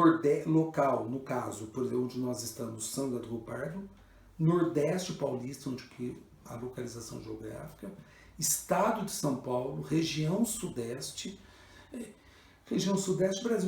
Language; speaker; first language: Portuguese; native; Portuguese